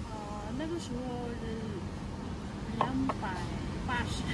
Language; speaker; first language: Chinese; non-native, learner; Lao